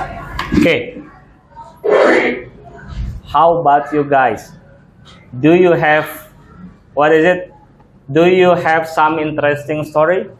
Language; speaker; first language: English; non-native, learner; Indonesian